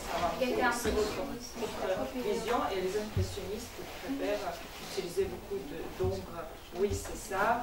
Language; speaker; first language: French; non-native, fluent; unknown